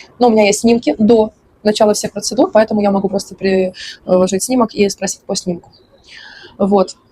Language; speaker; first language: Russian; native; Russian